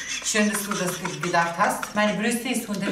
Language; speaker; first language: German; non-native, local second language; Italian